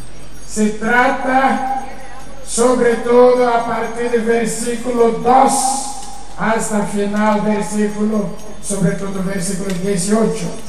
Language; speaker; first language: Spanish; non-native, fluent; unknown